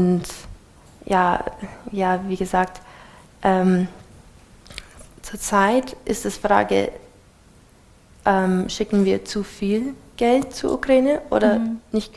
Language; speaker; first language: German; non-native, fluent; English